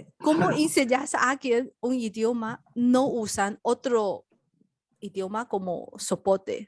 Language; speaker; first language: Spanish; non-native, learner; Chinese